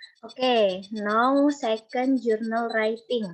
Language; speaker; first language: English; non-native, learner; Indonesian